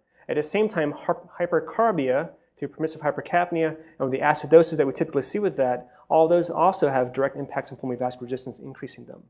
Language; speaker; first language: English; native; English